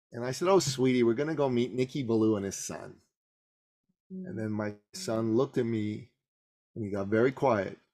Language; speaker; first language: English; early bilingual, other home language; Persian